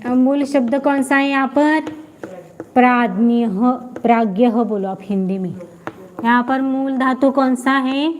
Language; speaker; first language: Hindi; non-native, local second language; Marathi